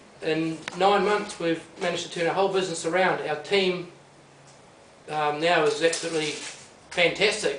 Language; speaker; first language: English; native; English